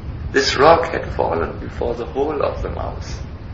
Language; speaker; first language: English; non-native, fluent; German